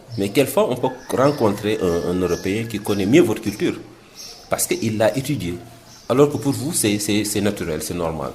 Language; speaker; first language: French; non-native, local second language; Wolof